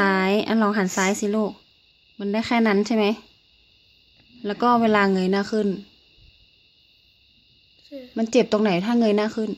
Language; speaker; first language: Thai; native; Thai